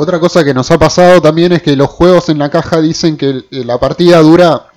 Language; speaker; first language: Spanish; native; Spanish